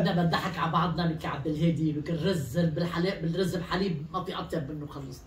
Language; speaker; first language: Arabic; native; Arabic